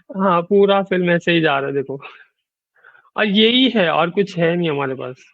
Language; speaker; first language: Hindi; non-native, local second language; Gujarati